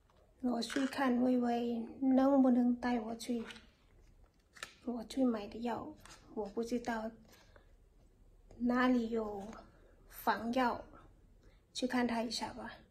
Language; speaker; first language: Chinese; non-native, learner; Lao